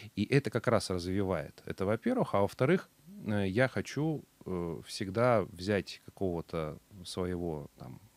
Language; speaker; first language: Russian; native; Russian